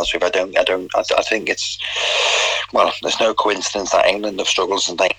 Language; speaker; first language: English; native; English